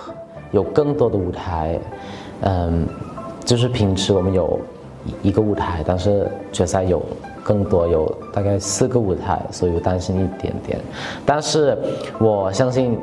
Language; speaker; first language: Chinese; non-native, learner; Thai